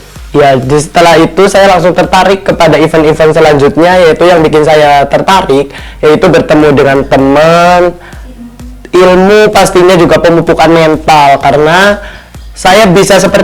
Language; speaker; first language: Indonesian; non-native, local second language; Javanese